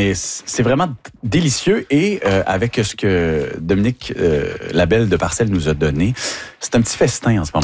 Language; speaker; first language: French; native; French